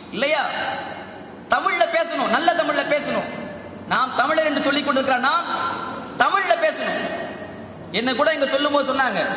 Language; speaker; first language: Tamil; early bilingual, heritage; Tamil